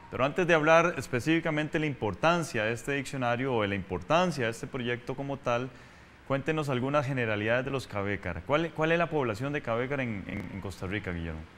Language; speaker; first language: Spanish; native; Spanish